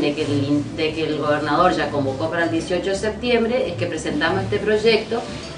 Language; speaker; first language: Spanish; native; Spanish